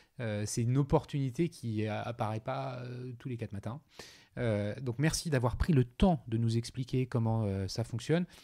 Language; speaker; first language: French; native; French